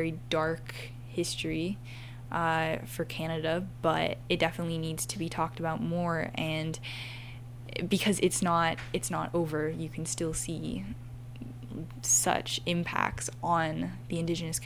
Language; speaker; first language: English; native; English